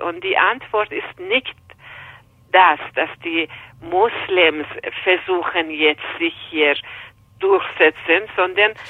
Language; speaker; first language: German; non-native, fluent; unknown